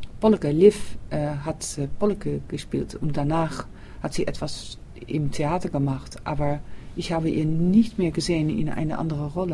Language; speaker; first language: German; non-native, learner; Dutch